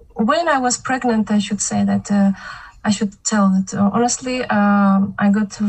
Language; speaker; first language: English; non-native, fluent; Kazakh